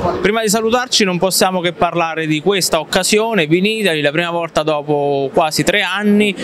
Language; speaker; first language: Italian; native; Italian